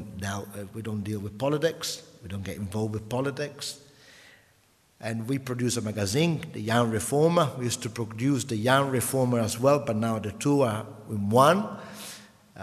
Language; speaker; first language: English; non-native, fluent; Italian